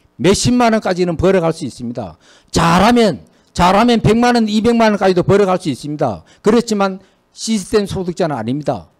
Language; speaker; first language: Korean; native; Korean